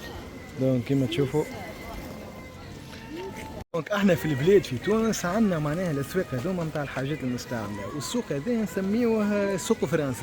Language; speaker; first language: Arabic; native; Arabic